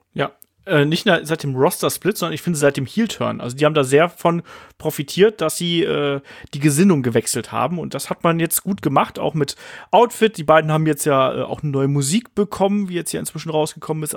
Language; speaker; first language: German; native; German